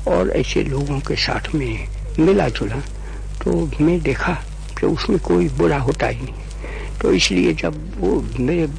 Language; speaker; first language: Hindi; non-native, local second language; Gujarati